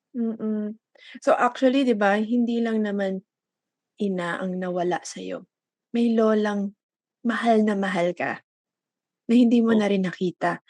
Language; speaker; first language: Filipino; native; Filipino